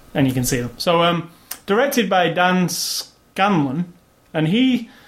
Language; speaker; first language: English; native; English